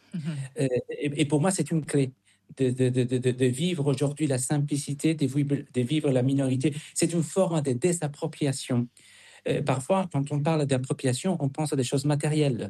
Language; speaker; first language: French; non-native, fluent; Spanish